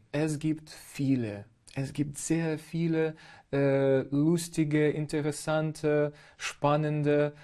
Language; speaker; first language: German; non-native, fluent; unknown